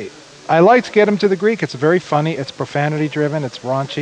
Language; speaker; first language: English; native; English